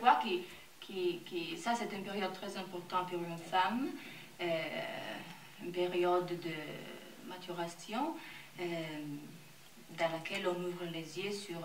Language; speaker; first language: French; non-native, fluent; Italian